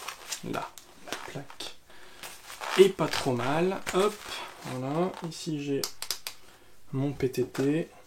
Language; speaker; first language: French; native; French